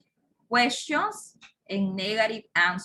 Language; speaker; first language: English; non-native, fluent; Spanish